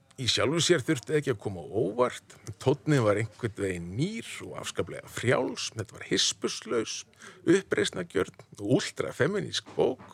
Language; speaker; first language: Icelandic; native; Icelandic